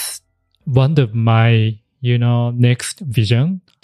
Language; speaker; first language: English; non-native, fluent; Japanese